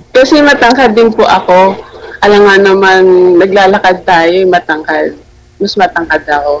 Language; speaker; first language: Filipino; non-native, local second language; Hiligaynon